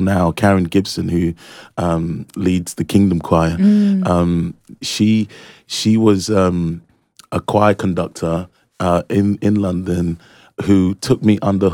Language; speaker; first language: English; early bilingual, other home language; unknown